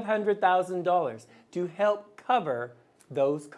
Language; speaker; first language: English; native; English